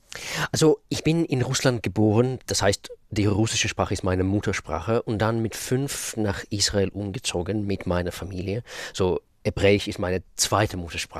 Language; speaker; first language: German; non-native, fluent; Russian